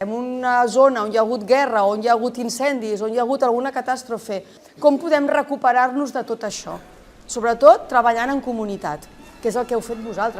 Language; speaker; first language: Catalan; native; Catalan